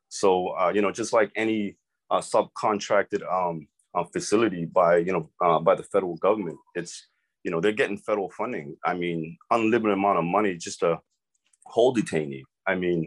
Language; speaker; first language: English; early bilingual, other home language; Khmer